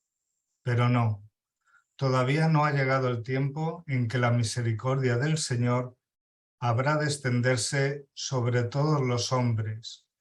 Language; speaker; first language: Spanish; native; Spanish